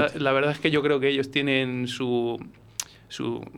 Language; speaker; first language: Spanish; native; Spanish